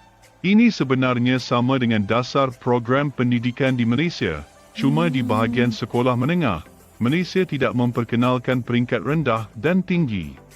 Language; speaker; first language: Malay; native; Malay